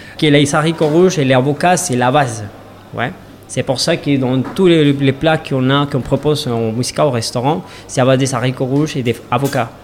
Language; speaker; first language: French; non-native, learner; Spanish